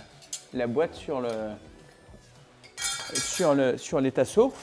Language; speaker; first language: French; native; French